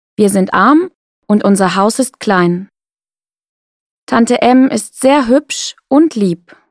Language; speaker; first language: German; non-native, fluent; Russian